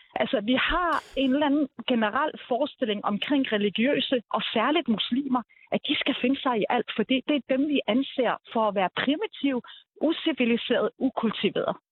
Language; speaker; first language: Danish; early bilingual, other home language; Arabic